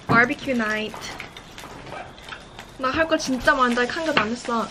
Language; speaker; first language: Korean; early bilingual, heritage; Korean